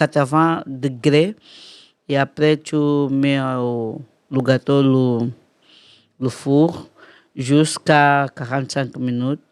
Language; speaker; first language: French; non-native, learner; Portuguese